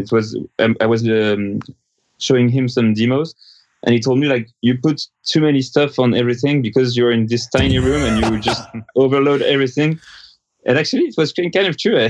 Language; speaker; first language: English; non-native, fluent; French